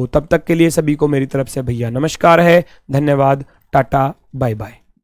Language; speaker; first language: Hindi; native; Hindi